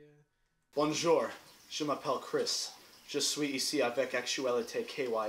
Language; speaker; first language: French; non-native, learner; English